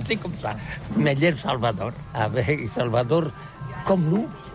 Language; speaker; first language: French; non-native, learner; Catalan